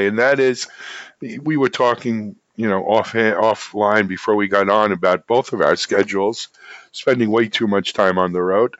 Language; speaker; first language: English; native; English